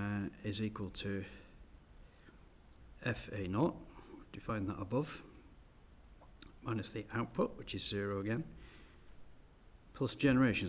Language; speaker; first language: English; native; English